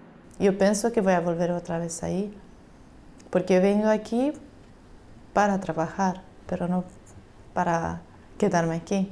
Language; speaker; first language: Spanish; non-native, fluent; Romanian